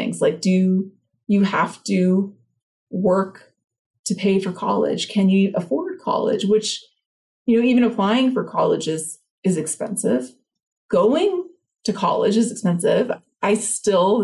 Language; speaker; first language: English; native; English